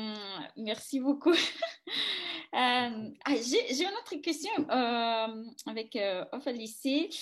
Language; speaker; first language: French; non-native, fluent; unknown